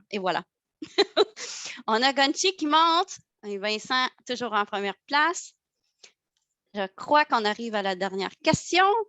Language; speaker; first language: French; native; French